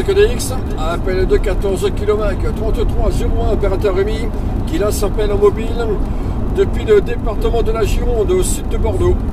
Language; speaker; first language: French; native; French